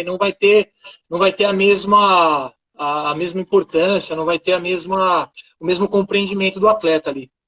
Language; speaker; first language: Portuguese; native; Portuguese